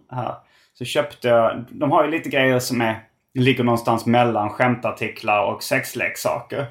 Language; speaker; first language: Swedish; native; Swedish